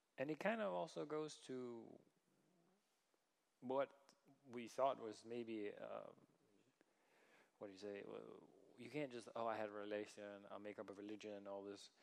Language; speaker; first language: English; non-native, fluent; Danish